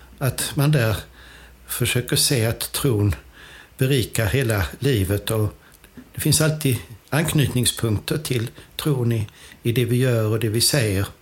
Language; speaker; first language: Swedish; native; Swedish